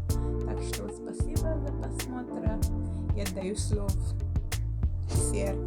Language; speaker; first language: Russian; non-native, learner; English